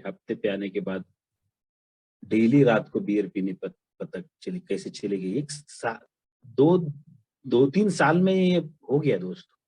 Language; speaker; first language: Hindi; non-native, local second language; Marathi